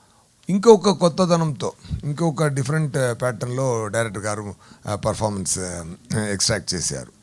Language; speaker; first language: Telugu; non-native, fluent; Tamil